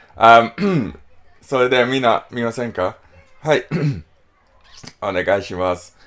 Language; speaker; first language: Japanese; non-native, learner; English